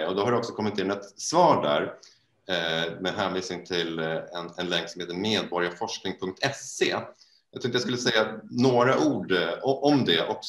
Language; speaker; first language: Swedish; native; Swedish